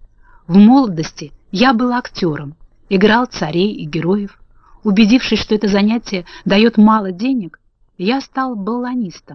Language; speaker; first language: Russian; native; Russian